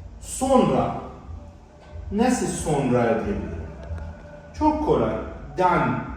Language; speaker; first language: Turkish; non-native, learner; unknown